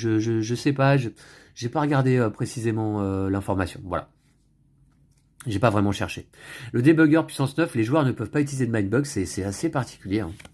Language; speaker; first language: French; native; French